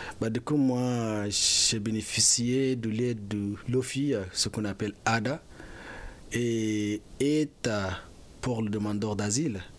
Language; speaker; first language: French; non-native, fluent; Arabic